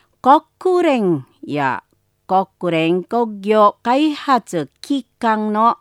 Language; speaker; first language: Japanese; non-native, learner; Indonesian